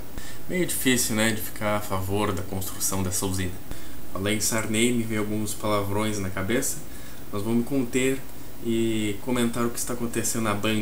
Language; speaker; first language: Portuguese; native; Portuguese